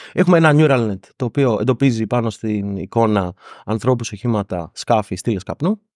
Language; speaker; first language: Greek; native; Greek